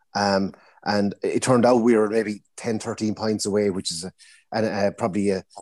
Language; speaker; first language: English; native; English